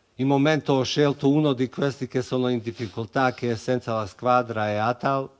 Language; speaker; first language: Italian; non-native, fluent; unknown